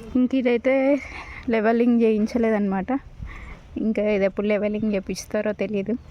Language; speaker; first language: Telugu; native; Telugu